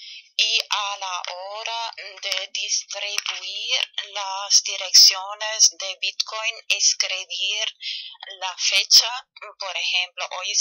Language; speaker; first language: Spanish; non-native, fluent; German